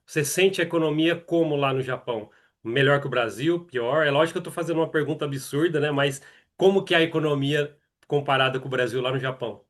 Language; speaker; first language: Portuguese; native; Portuguese